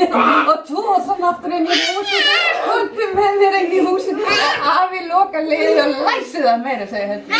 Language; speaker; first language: Icelandic; non-native, fluent; Danish